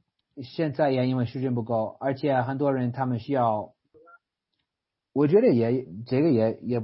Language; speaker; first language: Chinese; non-native, fluent; English